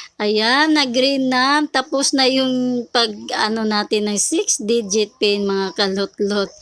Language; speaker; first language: Filipino; native; Filipino